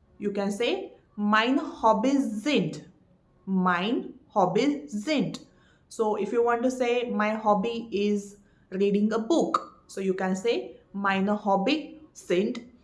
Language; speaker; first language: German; non-native, fluent; Marathi